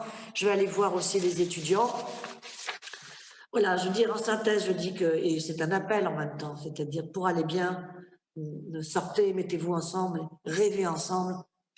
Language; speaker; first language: French; native; French